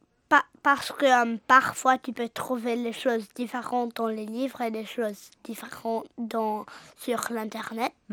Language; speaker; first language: French; early bilingual, heritage; English